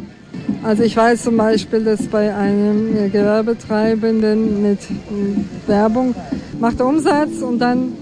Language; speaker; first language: German; non-native, fluent; Turkish